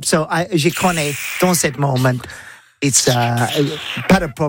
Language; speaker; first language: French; non-native, learner; English